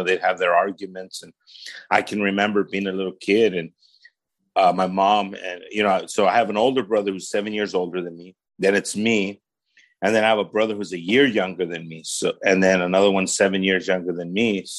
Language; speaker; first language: English; native; English